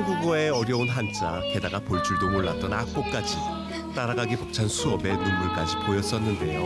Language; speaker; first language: Korean; native; Korean